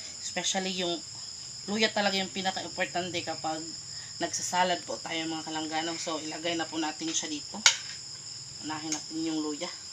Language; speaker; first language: Filipino; native; Filipino